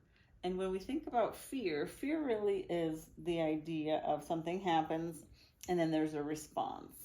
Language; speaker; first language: English; native; English